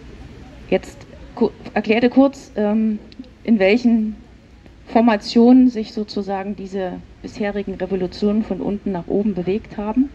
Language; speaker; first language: German; native; German